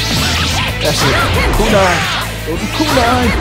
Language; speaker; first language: English; native; English